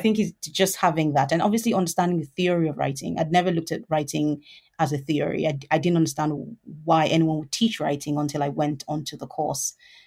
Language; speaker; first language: English; non-native, local second language; Yoruba